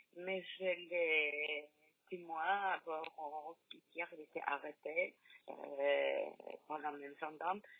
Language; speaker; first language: French; non-native, learner; Polish